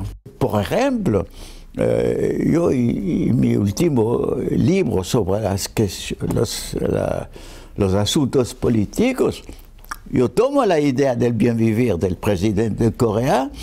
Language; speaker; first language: Spanish; non-native, fluent; French